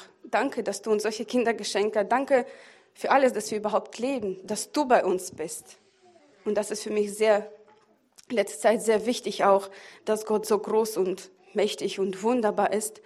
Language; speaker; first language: German; non-native, fluent; Russian